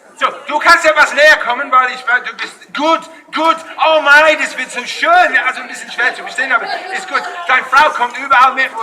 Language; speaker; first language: German; non-native, fluent; English